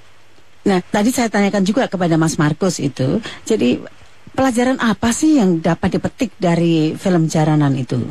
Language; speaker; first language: Indonesian; native; Indonesian